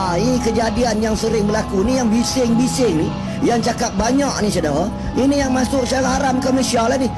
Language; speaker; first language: Malay; native; Malay